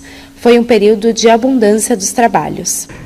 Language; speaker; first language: Portuguese; native; Portuguese